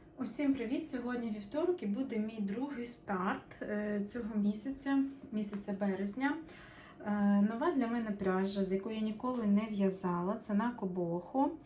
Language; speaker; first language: Ukrainian; non-native, local second language; Russian